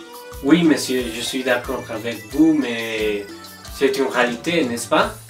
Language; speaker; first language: French; non-native, learner; Spanish